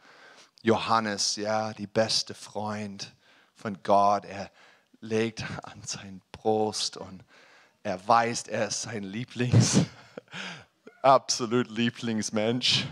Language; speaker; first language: German; non-native, learner; English